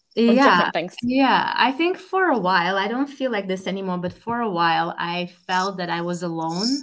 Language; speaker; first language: English; non-native, fluent; Russian